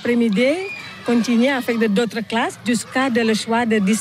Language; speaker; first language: French; non-native, learner; Balinese